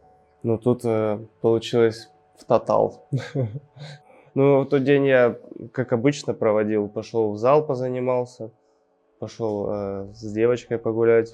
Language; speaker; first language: Russian; native; Russian